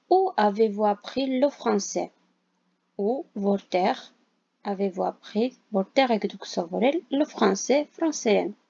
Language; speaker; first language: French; non-native, fluent; Armenian